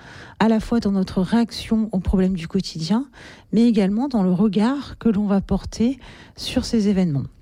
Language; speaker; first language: French; native; French